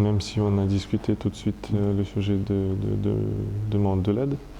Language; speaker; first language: French; non-native, fluent; Russian